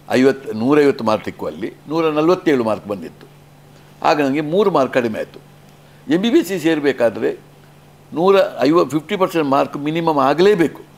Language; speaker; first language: Kannada; non-native, local second language; Tulu